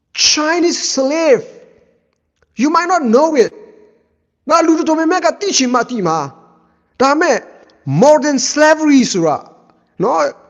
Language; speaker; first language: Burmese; native; Burmese